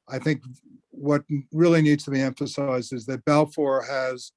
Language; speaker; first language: English; native; English